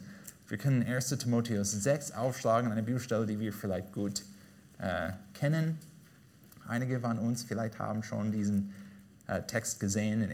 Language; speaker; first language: German; non-native, fluent; English